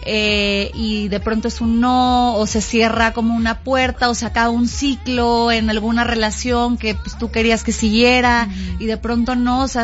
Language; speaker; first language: Spanish; native; Spanish